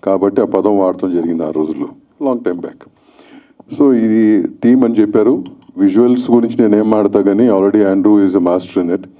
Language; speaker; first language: Telugu; native; Telugu